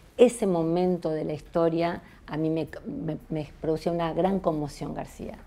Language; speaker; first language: Spanish; native; Spanish